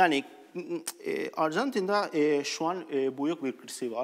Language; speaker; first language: Turkish; non-native, learner; Spanish